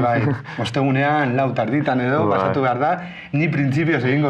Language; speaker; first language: Basque; non-native, local second language; Spanish